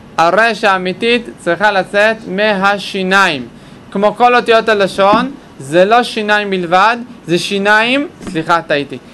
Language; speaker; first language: Hebrew; native; Hebrew